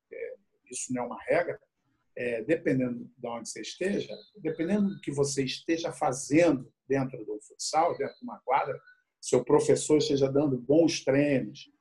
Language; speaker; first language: Portuguese; native; Portuguese